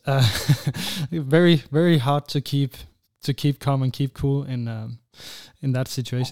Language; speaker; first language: English; non-native, fluent; Danish